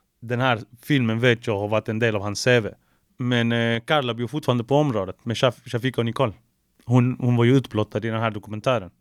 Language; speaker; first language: Swedish; early bilingual, other home language; Spanish